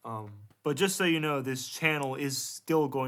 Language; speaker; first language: English; native; English